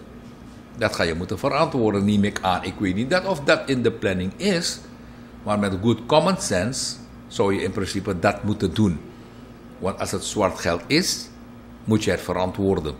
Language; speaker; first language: Dutch; native; Dutch